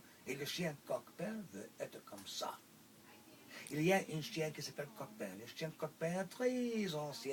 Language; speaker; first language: French; non-native, local second language; English